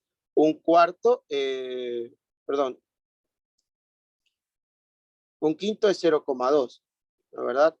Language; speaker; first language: Spanish; native; Spanish